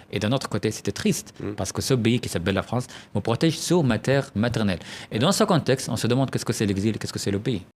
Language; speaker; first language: French; non-native, fluent; Arabic